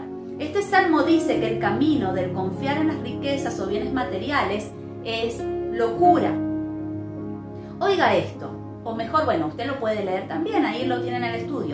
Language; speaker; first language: Spanish; native; Spanish